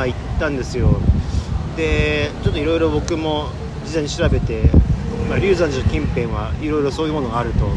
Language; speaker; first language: Japanese; native; Japanese